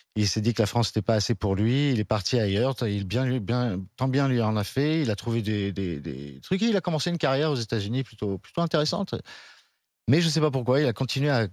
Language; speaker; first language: French; native; French